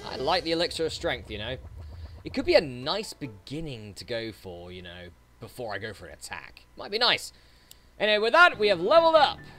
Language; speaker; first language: English; native; English